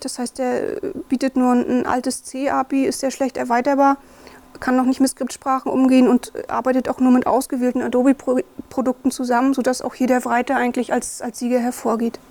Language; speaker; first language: German; native; German